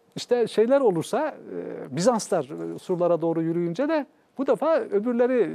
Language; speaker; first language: Turkish; native; Turkish